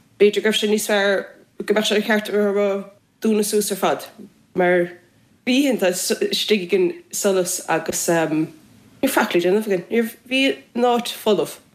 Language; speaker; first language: Irish; native; Irish